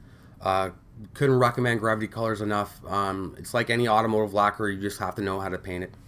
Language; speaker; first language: English; native; English